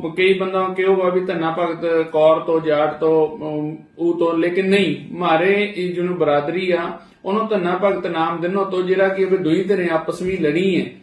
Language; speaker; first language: Punjabi; non-native, local second language; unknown